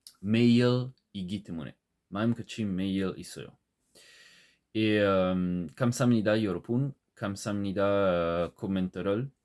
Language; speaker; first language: Korean; non-native, learner; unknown